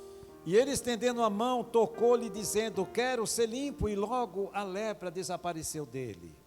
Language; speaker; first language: Portuguese; native; Portuguese